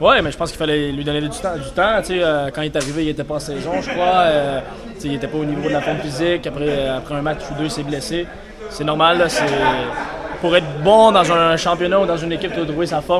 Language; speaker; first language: French; native; French